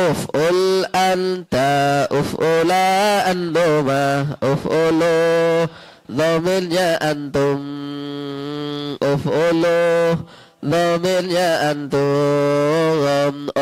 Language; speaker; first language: Arabic; non-native, fluent; Indonesian